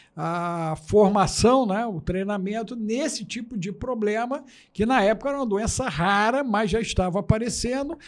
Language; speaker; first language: Portuguese; native; Portuguese